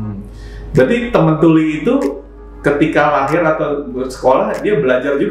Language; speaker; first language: Indonesian; native; Indonesian